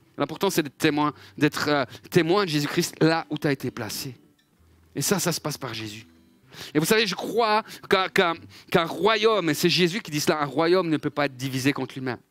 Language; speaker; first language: French; native; French